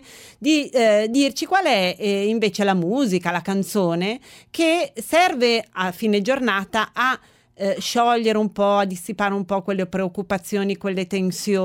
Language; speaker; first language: Italian; native; Italian